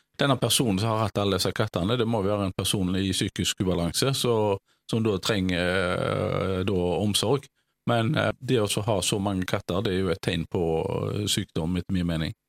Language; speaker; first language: Norwegian; native; Norwegian